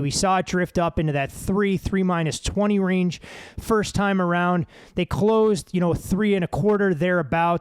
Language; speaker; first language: English; native; English